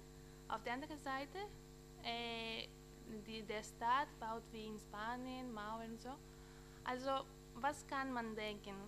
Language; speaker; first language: German; non-native, learner; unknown